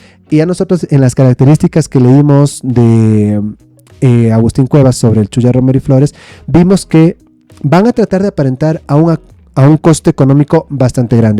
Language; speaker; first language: Spanish; native; Spanish